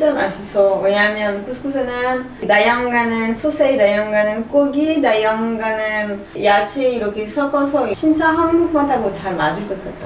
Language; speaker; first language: Korean; non-native, learner; French